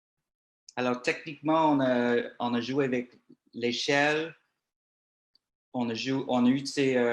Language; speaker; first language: French; non-native, local second language; English